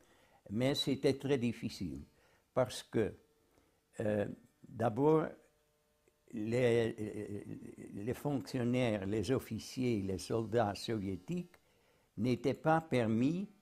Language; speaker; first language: French; non-native, fluent; Dutch